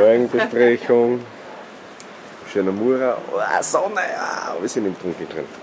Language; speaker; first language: German; native; German